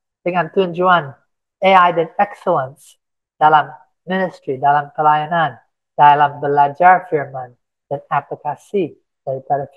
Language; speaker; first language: Indonesian; non-native, fluent; English